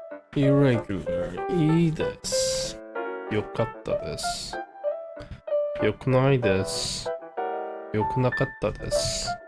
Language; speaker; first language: Japanese; non-native, learner; English